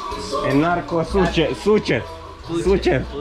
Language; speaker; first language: Spanish; non-native, learner; Croatian